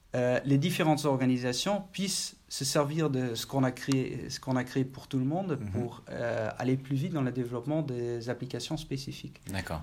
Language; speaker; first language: French; non-native, fluent; Dutch